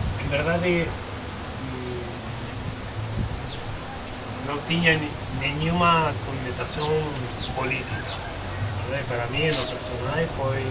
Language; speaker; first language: Portuguese; non-native, fluent; Spanish